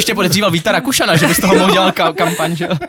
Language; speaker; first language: Czech; native; Czech